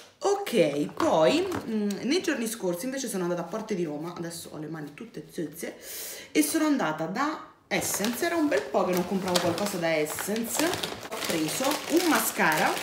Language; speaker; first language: Italian; native; Italian